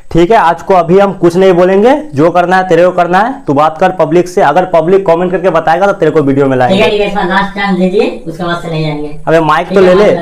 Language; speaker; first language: Hindi; native; Hindi